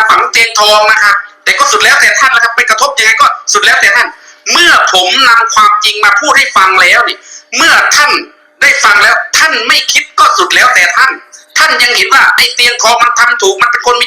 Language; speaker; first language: Thai; native; Thai